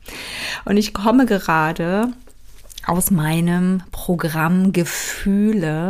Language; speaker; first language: German; native; German